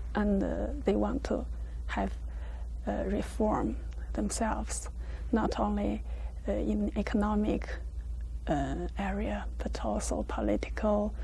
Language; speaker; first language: English; non-native, learner; Chinese